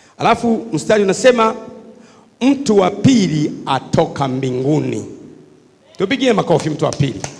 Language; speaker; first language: Swahili; native; Swahili